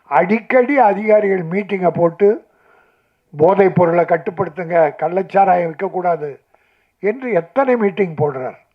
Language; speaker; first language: Tamil; native; Tamil